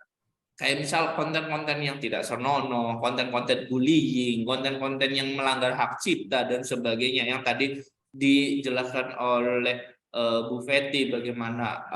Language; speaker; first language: Indonesian; native; Indonesian